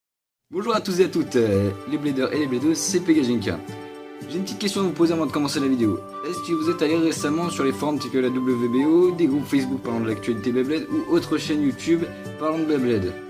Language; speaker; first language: French; native; French